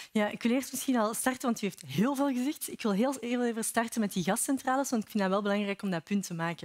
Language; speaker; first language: Dutch; native; Dutch